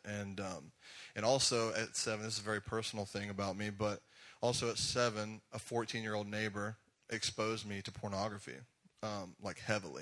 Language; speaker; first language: English; native; English